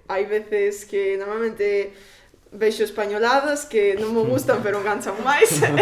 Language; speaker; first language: Galician; non-native, local second language; Spanish